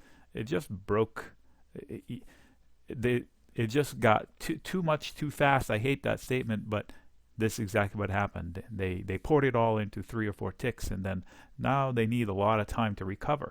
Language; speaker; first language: English; native; English